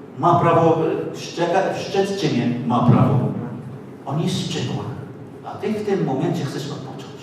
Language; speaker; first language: Polish; non-native, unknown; Arabic